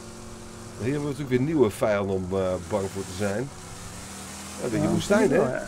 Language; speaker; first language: Dutch; native; Dutch